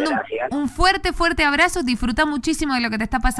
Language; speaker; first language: Spanish; native; Spanish